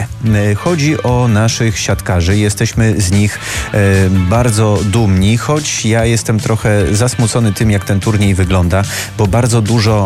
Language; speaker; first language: Polish; native; Polish